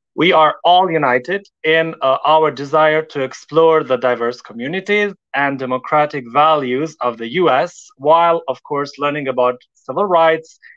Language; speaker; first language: English; non-native, fluent; Albanian